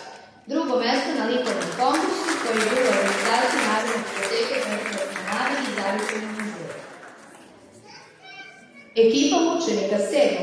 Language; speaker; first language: Serbian; native; Serbian